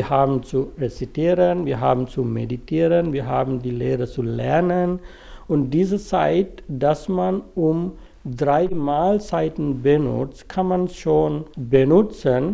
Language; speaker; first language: German; non-native, fluent; Sinhala